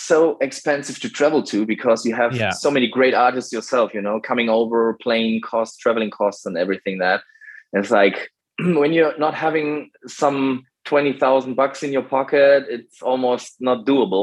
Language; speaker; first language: English; non-native, fluent; German